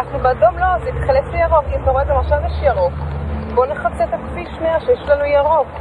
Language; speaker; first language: Hebrew; native; Hebrew